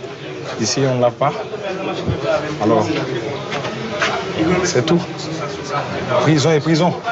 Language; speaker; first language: French; non-native, local second language; Haitian Creole